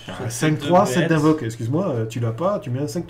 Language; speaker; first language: French; native; French